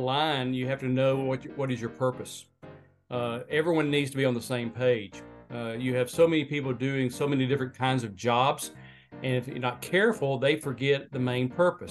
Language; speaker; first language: English; native; English